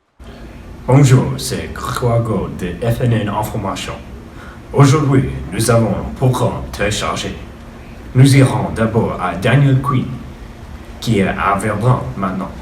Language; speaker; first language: French; non-native, learner; English